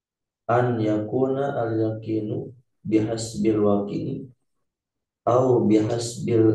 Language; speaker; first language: Arabic; non-native, learner; Indonesian